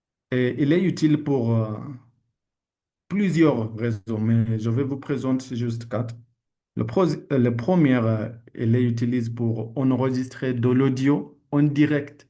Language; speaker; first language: French; non-native, learner; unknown